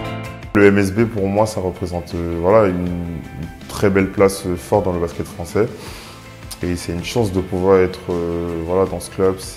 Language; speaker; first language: French; early bilingual, other home language; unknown